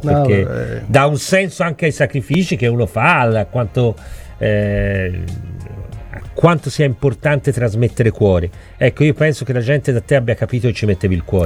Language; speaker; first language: Italian; native; Italian